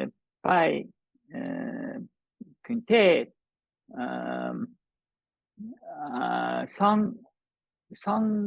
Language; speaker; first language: Thai; non-native, learner; English